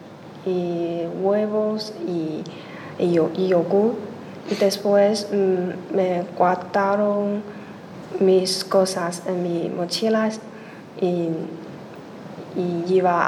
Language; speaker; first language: Spanish; non-native, learner; Chinese